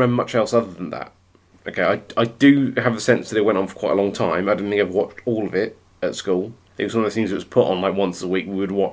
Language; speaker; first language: English; native; English